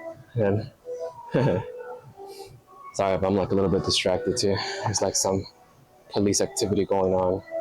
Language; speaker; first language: English; native; English